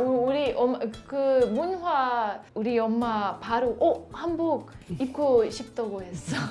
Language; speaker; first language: Korean; non-native, learner; Dutch